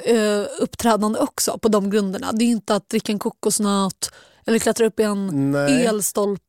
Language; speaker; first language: Swedish; native; Swedish